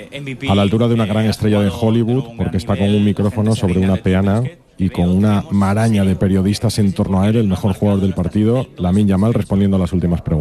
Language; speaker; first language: Spanish; native; Spanish